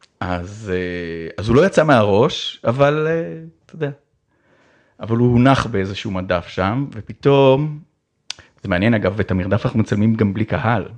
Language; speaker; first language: Hebrew; native; Hebrew